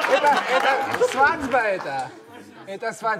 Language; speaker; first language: Russian; non-native, local second language; Georgian